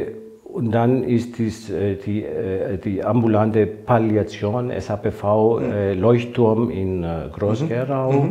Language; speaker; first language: German; non-native, fluent; Greek